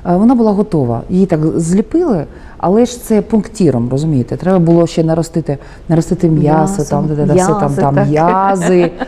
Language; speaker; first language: Ukrainian; native; Ukrainian